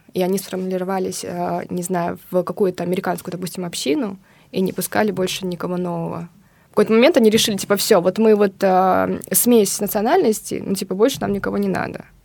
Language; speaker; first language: Russian; native; Russian